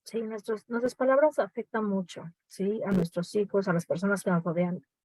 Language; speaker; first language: Spanish; native; Spanish